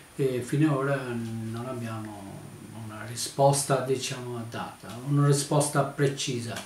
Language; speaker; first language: Italian; non-native, learner; Albanian